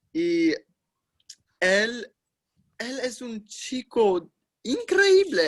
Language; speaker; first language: Spanish; non-native, learner; English